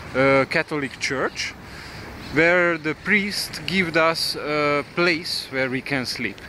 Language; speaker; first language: English; non-native, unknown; Hungarian